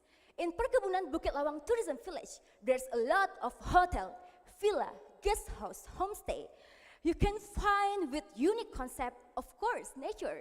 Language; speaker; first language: English; non-native, learner; Indonesian